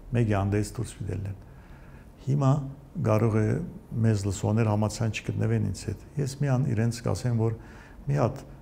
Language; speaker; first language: Armenian; early bilingual, heritage; Armenian